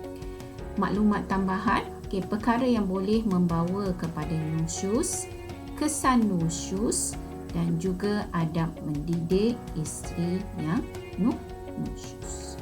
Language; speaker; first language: Malay; native; Malay